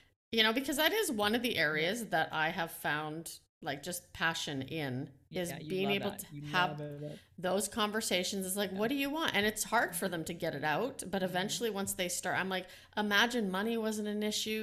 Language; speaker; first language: English; non-native, fluent; Dutch